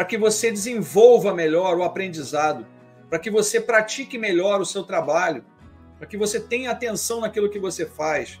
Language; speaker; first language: Portuguese; native; Portuguese